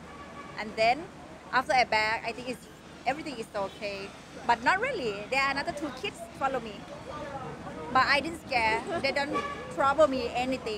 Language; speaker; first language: English; non-native, fluent; Thai